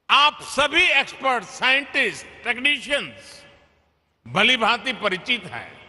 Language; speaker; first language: Hindi; non-native, local second language; Gujarati